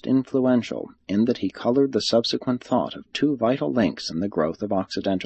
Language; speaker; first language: English; native; English